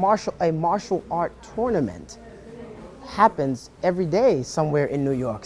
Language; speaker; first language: English; native; English